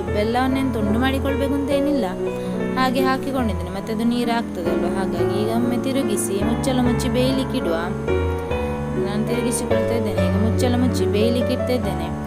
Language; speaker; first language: Kannada; non-native, local second language; Tulu